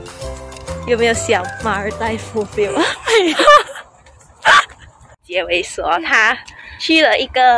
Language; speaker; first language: Chinese; native; Chinese